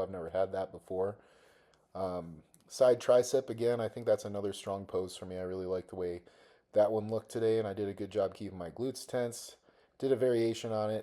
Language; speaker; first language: English; native; English